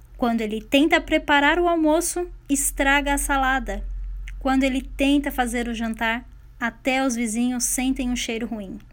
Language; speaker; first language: Portuguese; native; Portuguese